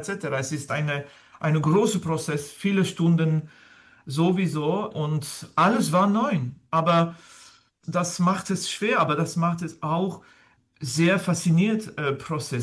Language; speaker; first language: German; non-native, fluent; French